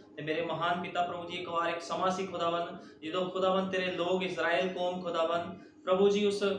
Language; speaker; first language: Hindi; non-native, local second language; Punjabi